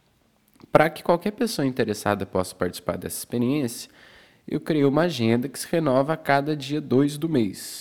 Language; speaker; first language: Portuguese; native; Portuguese